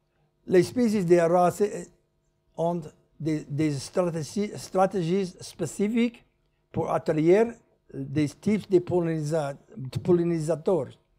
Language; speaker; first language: French; non-native, learner; English